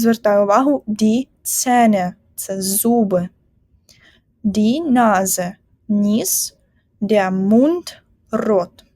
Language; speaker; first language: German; non-native, fluent; Ukrainian